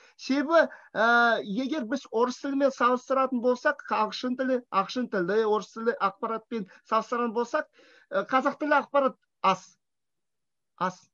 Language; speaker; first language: Kazakh; non-native, fluent; Russian